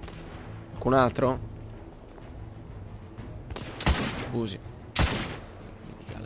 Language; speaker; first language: Italian; native; Italian